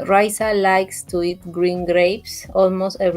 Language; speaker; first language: English; non-native, learner; Spanish